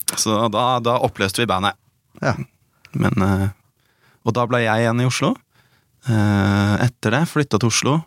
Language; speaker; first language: Norwegian; native; Norwegian